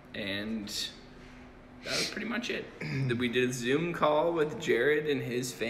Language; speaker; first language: English; native; English